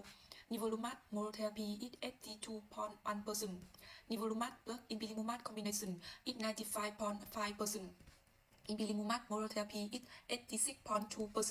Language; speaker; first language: English; non-native, learner; Vietnamese